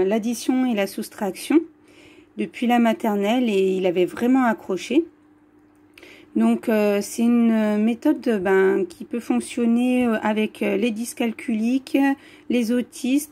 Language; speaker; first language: French; native; French